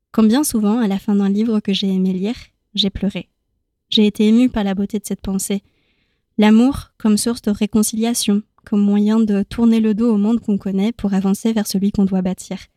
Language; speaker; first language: French; native; French